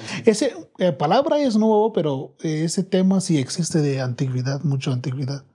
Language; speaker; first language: Spanish; non-native, learner; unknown